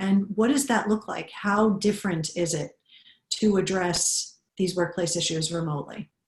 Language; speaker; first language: English; native; English